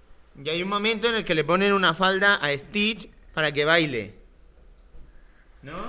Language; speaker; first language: Spanish; native; Spanish